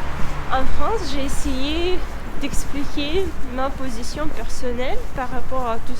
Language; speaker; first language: French; non-native, fluent; Russian